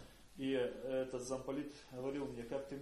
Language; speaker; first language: Polish; non-native, learner; Russian